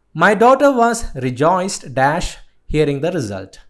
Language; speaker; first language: English; non-native, local second language; Malayalam